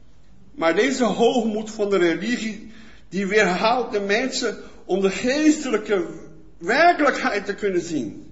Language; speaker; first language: Dutch; non-native, fluent; Portuguese